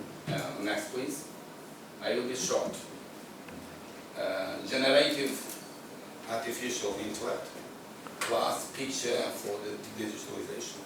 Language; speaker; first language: English; non-native, learner; Ukrainian